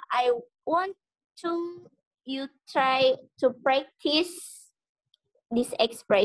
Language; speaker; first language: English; non-native, learner; Indonesian